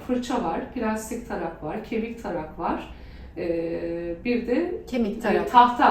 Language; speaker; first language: Turkish; native; Turkish